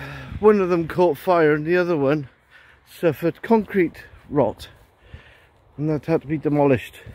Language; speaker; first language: English; native; English